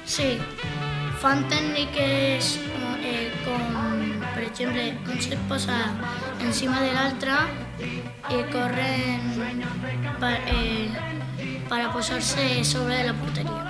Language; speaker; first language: Catalan; non-native, local second language; Spanish